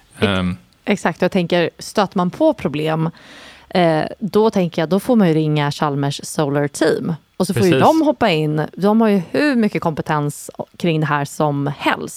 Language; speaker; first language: Swedish; native; Swedish